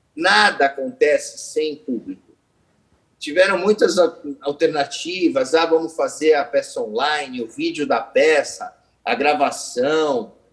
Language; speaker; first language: Portuguese; native; Portuguese